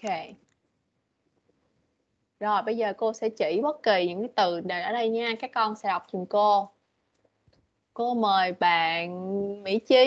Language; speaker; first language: Vietnamese; native; Vietnamese